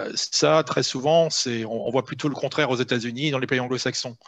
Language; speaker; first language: French; native; French